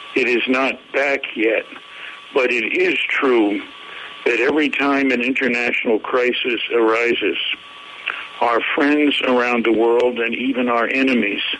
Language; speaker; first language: English; native; English